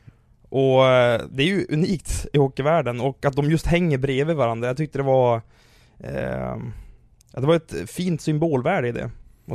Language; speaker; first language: Swedish; native; Swedish